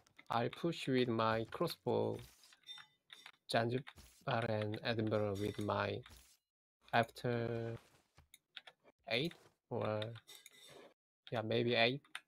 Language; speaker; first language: English; non-native, learner; Korean